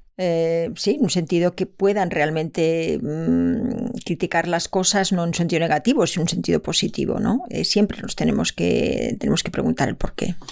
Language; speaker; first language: Spanish; native; Spanish